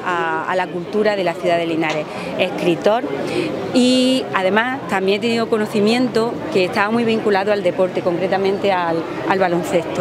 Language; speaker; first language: Spanish; native; Spanish